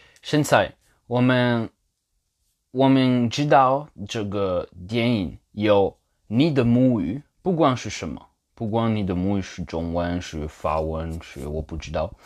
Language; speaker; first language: Chinese; non-native, fluent; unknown